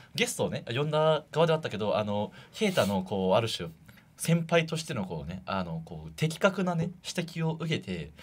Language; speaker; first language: Japanese; native; Japanese